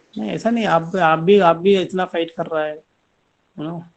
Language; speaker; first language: Hindi; non-native, local second language; Telugu